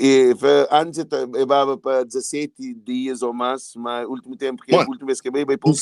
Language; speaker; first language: Portuguese; non-native, local second language; Kabuverdianu